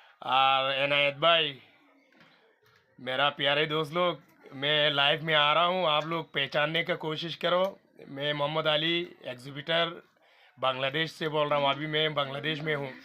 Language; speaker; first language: Hindi; non-native, fluent; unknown